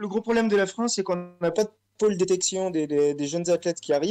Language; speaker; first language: French; native; French